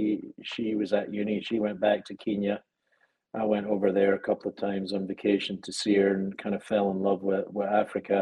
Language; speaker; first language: English; native; English